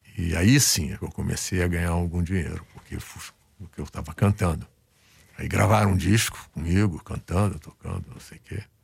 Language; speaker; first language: Portuguese; native; Portuguese